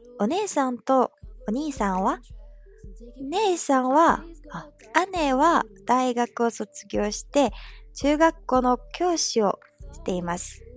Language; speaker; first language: Japanese; non-native, fluent; Chinese